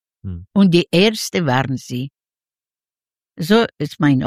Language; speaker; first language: German; non-native, learner; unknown